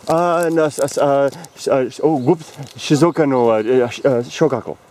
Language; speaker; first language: Japanese; non-native, learner; English